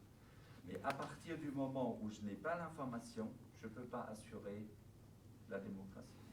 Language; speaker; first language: French; non-native, fluent; German